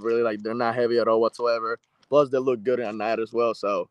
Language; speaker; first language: English; non-native, fluent; Spanish